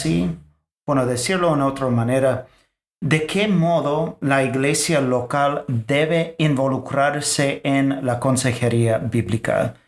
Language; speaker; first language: Spanish; non-native, fluent; English